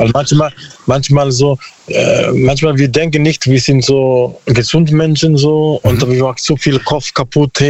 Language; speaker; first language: German; non-native, learner; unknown